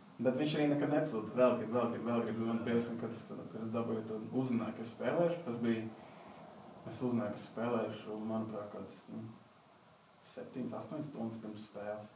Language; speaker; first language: Latvian; native; Latvian